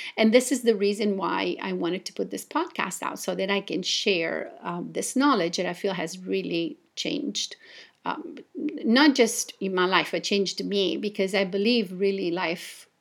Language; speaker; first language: English; non-native, fluent; Italian